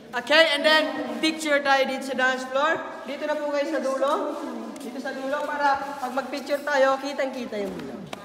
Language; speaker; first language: Filipino; non-native, local second language; Bikol